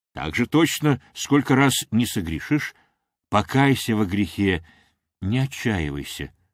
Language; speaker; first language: Russian; non-native, local second language; Armenian